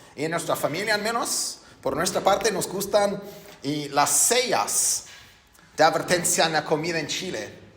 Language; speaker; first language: Spanish; non-native, fluent; English